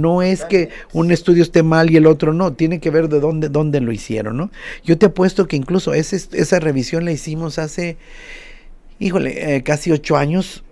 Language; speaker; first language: Spanish; native; Spanish